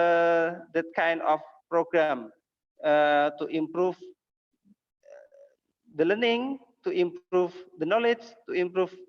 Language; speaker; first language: English; non-native, learner; Indonesian